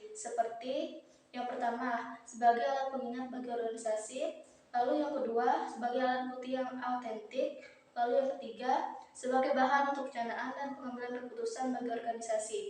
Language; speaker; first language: Indonesian; native; Indonesian